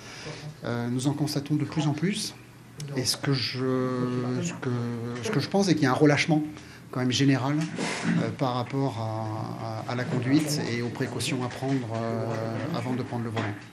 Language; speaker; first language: French; native; French